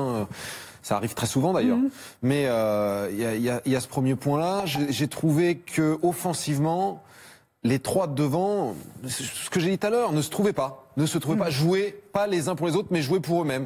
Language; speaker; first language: French; native; French